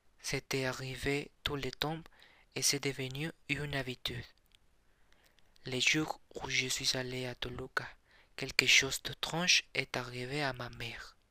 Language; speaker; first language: French; non-native, learner; Spanish